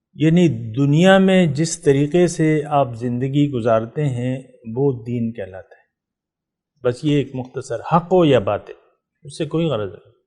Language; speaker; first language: Urdu; non-native, local second language; Pashto